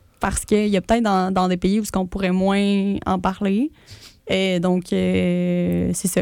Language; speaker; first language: French; early bilingual, other home language; Spanish